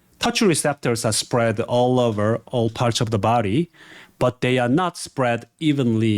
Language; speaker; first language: English; non-native, fluent; Korean